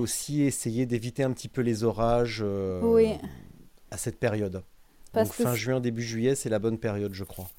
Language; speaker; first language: French; native; French